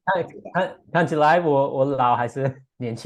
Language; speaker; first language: Chinese; non-native, fluent; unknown